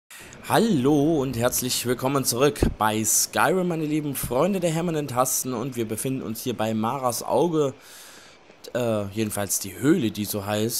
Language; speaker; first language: German; native; German